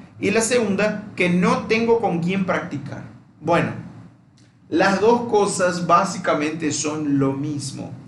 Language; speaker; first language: Spanish; non-native, fluent; Portuguese